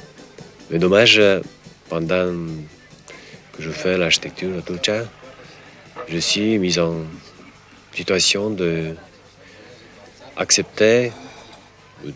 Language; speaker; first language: French; non-native, fluent; Romanian